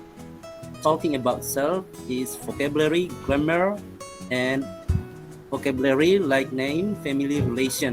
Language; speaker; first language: English; non-native, learner; Indonesian